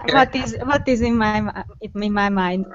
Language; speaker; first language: English; non-native, learner; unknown